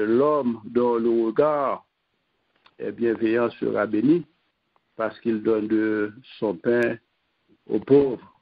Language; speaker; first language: French; non-native, local second language; Haitian Creole